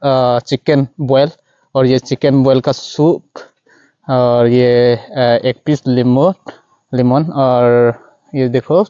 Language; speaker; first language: Hindi; non-native, local second language; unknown